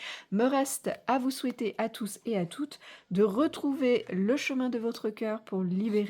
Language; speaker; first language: French; native; French